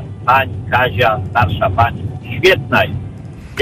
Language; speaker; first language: Polish; native; Polish